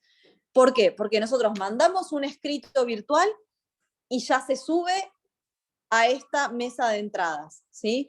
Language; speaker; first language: Spanish; native; Spanish